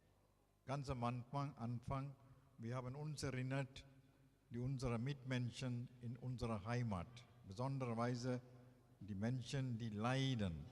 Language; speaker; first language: German; non-native, fluent; Tamil